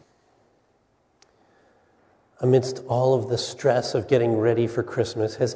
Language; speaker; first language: English; native; English